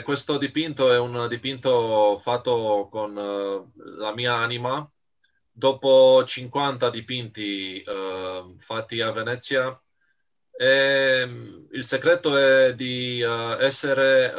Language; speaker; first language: Italian; non-native, fluent; Romanian